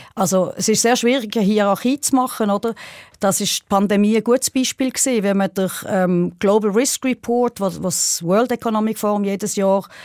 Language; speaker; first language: German; native; German